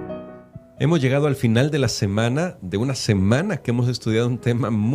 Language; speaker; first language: Spanish; native; Spanish